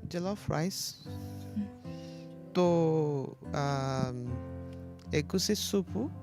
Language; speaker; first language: Japanese; non-native, learner; Igbo